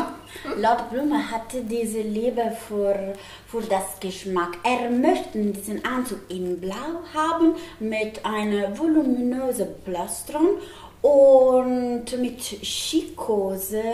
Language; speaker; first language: German; non-native, learner; Italian